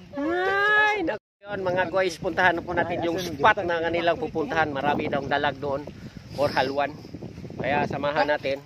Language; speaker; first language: Filipino; non-native, local second language; Cebuano